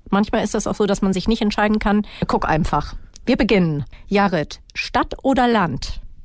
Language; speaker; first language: German; native; German